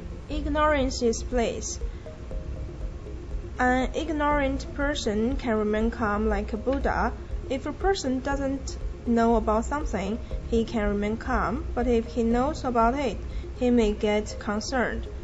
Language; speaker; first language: English; non-native, fluent; Chinese